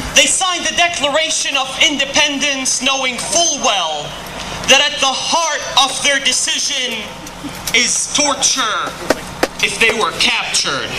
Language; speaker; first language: English; non-native, fluent; Arabic